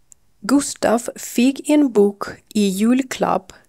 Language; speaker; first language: Swedish; non-native, learner; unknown